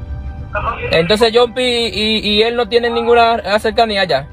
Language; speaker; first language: Spanish; native; Spanish